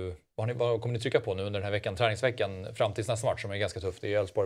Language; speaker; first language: Swedish; native; Swedish